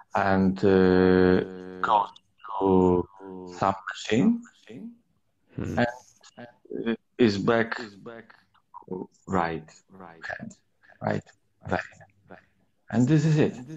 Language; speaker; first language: English; non-native, learner; Polish